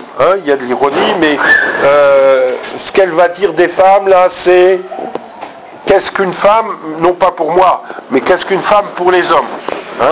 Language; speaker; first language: French; native; French